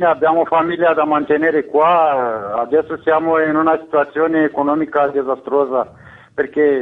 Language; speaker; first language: Italian; non-native, fluent; Romanian